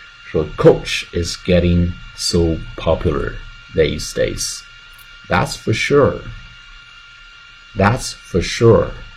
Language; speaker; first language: English; non-native, fluent; Chinese